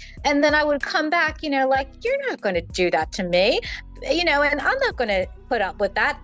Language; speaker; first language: English; native; English